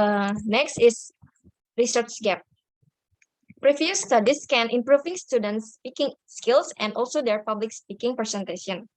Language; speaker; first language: English; non-native, learner; Indonesian